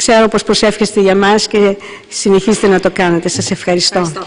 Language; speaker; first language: Greek; native; Greek